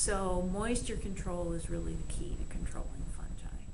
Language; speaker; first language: English; native; English